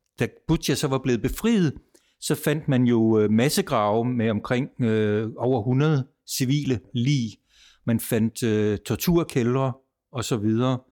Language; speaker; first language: Danish; native; Danish